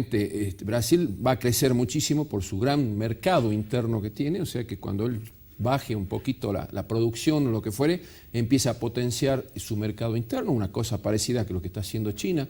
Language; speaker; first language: Spanish; native; Spanish